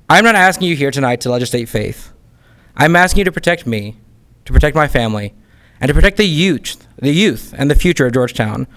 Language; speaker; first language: English; native; English